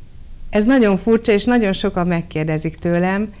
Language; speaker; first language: Hungarian; native; Hungarian